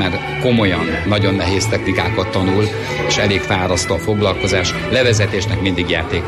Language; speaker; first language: Hungarian; native; Hungarian